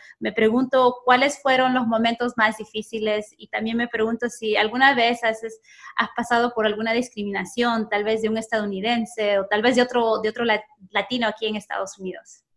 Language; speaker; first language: Spanish; early bilingual, other home language; English